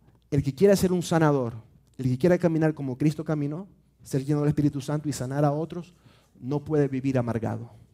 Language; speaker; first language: Spanish; native; Spanish